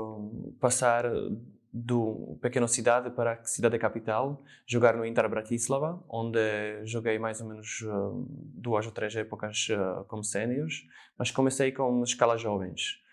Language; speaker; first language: Portuguese; non-native, fluent; Slovak